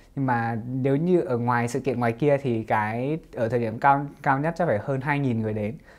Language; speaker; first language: Vietnamese; non-native, local second language; Hmong